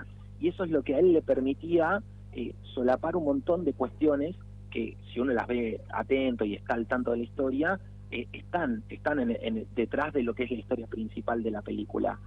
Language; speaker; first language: Spanish; native; Spanish